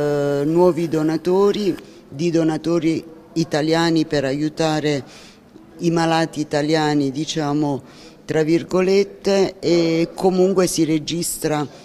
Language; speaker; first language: Italian; native; Italian